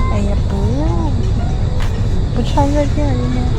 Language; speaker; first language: Chinese; native; Chinese